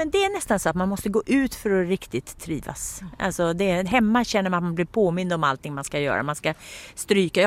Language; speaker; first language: Swedish; native; Swedish